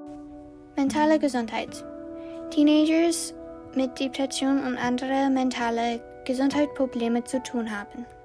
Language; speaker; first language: German; non-native, learner; English